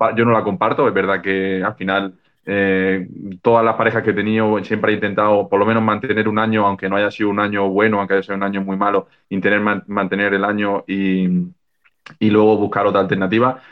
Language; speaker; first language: Spanish; native; Spanish